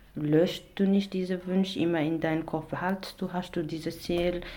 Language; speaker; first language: German; non-native, fluent; Arabic